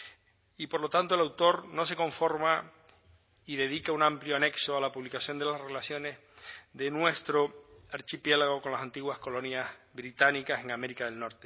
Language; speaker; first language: Spanish; native; Spanish